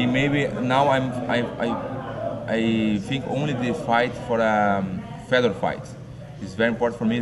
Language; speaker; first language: English; non-native, learner; Portuguese